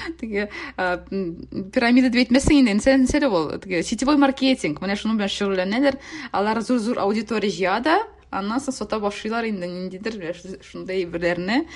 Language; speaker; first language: Tatar; native; Tatar